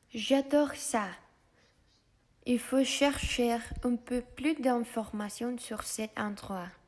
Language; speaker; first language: French; non-native, learner; Spanish